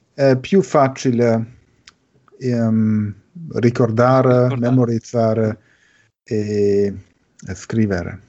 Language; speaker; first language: Italian; non-native, learner; German